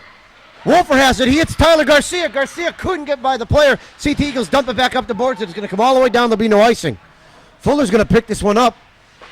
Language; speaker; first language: English; native; English